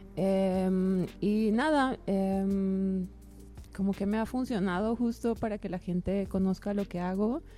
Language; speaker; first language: Spanish; native; Spanish